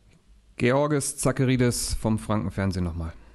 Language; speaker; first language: German; native; German